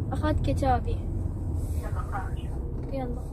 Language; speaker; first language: Arabic; native; Arabic